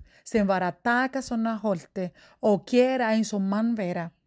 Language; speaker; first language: Icelandic; non-native, learner; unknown